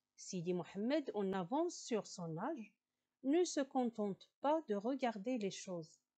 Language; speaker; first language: French; non-native, local second language; Arabic